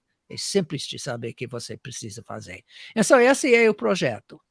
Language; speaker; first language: Portuguese; non-native, fluent; English